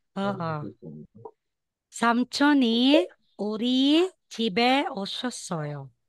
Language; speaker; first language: Korean; non-native, fluent; Filipino